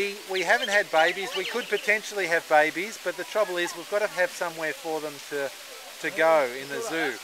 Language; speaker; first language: English; native; English